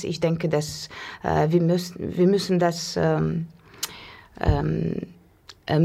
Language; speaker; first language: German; non-native, learner; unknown